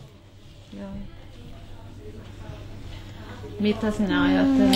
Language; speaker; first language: Finnish; non-native, learner; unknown